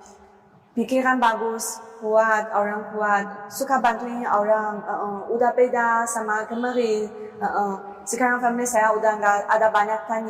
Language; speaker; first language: Indonesian; non-native, learner; Chinese